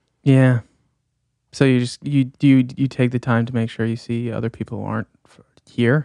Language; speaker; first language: English; native; English